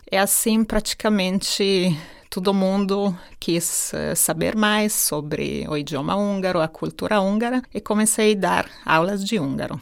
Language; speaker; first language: Portuguese; non-native, fluent; Hungarian